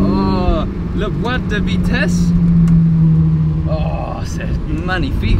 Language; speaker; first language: French; non-native, learner; English